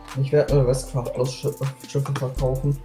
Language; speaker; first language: German; native; German